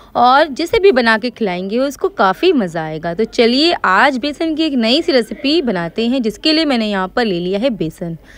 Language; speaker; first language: Hindi; native; Hindi